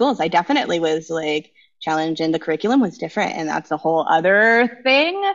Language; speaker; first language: English; native; English